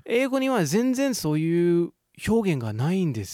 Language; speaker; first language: Japanese; non-native, fluent; English